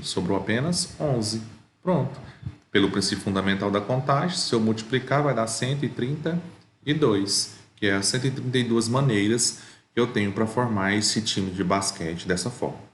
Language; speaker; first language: Portuguese; native; Portuguese